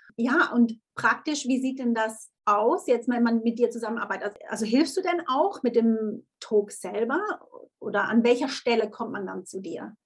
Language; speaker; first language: German; native; German